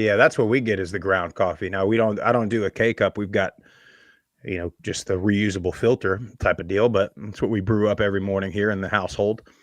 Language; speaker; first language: English; native; English